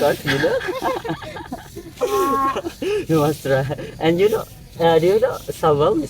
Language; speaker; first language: English; non-native, learner; Indonesian